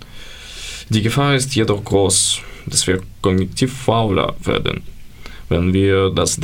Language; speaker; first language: German; non-native, learner; Ukrainian